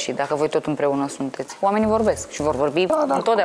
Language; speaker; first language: Romanian; native; Romanian